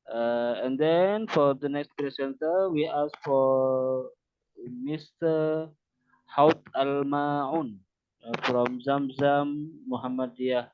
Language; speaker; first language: English; non-native, learner; Indonesian